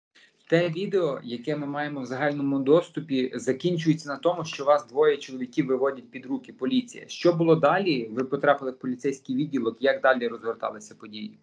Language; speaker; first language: Ukrainian; native; Ukrainian